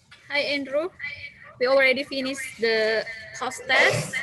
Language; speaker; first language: English; non-native, local second language; Indonesian